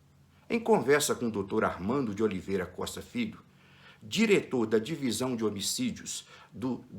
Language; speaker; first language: Portuguese; native; Portuguese